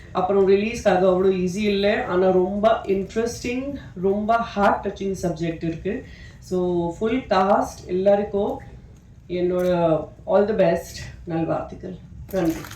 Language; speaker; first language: Tamil; non-native, fluent; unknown